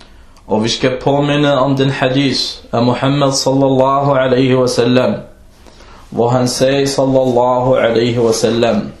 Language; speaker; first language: Danish; early bilingual, other home language; Arabic